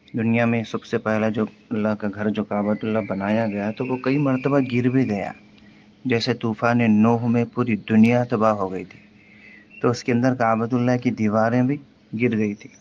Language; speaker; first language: Urdu; native; Urdu